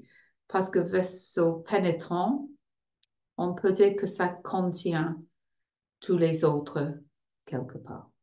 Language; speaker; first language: French; non-native, fluent; English